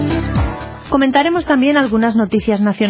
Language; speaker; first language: Spanish; native; Spanish